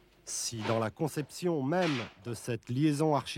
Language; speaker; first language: French; native; French